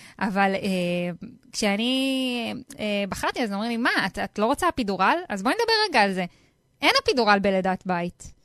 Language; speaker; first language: Hebrew; native; Hebrew